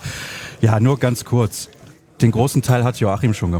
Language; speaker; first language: German; native; German